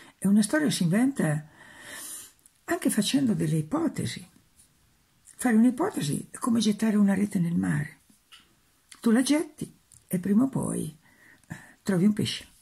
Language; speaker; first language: Italian; native; Italian